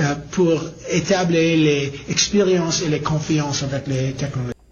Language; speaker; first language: French; non-native, learner; English